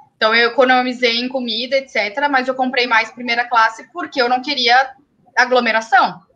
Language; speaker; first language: Portuguese; native; Portuguese